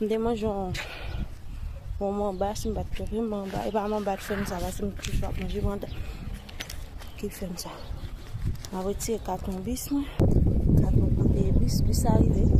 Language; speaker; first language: French; non-native, learner; Haitian Creole